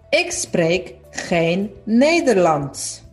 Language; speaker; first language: Dutch; non-native, fluent; Polish